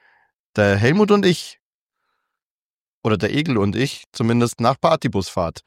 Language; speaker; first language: German; native; German